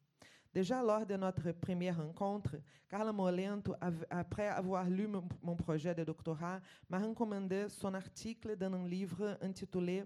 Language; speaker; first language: French; non-native, fluent; Portuguese